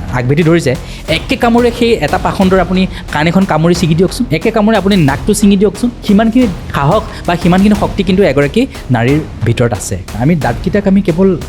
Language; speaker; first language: Assamese; native; Assamese